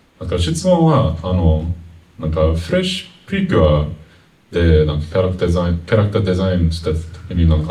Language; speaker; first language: Japanese; non-native, fluent; English